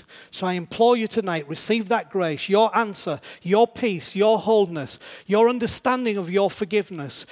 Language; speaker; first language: English; native; English